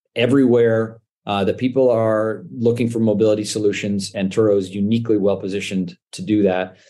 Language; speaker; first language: English; native; English